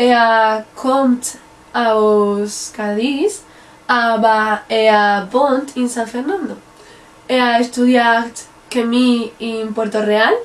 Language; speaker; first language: German; non-native, learner; Spanish